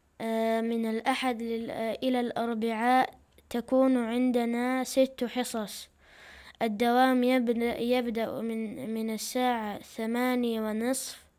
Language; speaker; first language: Arabic; early bilingual, other home language; Chechen